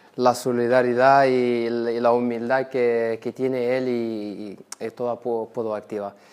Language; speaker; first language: Spanish; non-native, fluent; Arabic